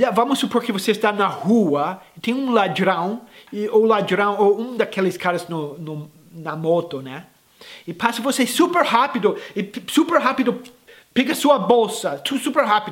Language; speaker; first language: Portuguese; non-native, fluent; English